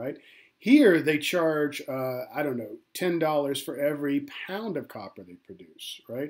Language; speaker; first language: English; native; English